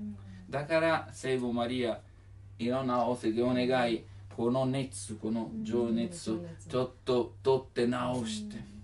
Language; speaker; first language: Japanese; non-native, learner; Italian